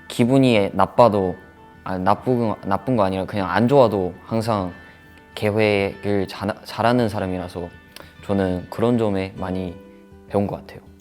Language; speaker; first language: Korean; non-native, fluent; Chinese